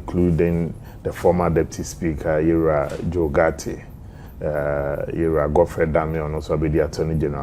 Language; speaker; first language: English; non-native, local second language; Akan